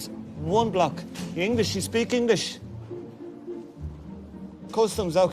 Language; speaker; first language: English; native; English